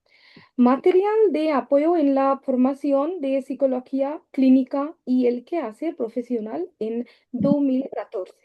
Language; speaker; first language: Spanish; non-native, learner; Bangla